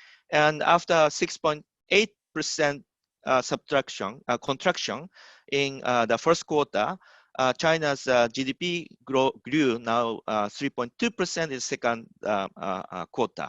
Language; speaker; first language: English; non-native, fluent; Japanese